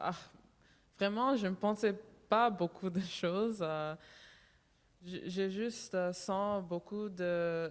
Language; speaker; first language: French; non-native, learner; English